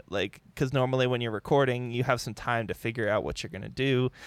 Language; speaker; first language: English; native; English